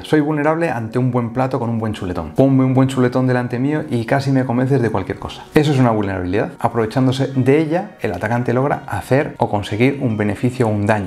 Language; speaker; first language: Spanish; native; Spanish